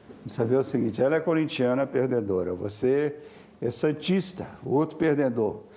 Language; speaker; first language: Portuguese; native; Portuguese